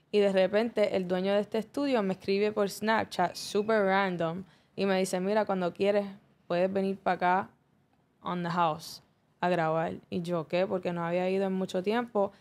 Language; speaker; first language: Spanish; early bilingual, heritage; Spanish